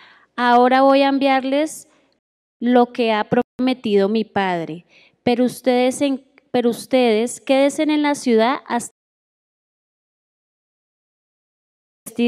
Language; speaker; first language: Spanish; native; Spanish